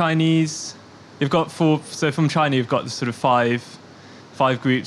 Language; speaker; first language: English; native; English